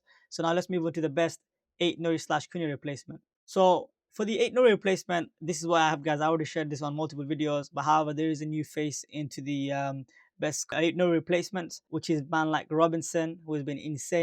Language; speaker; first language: English; native; English